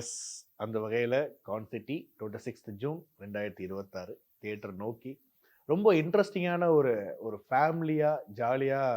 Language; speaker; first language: Tamil; native; Tamil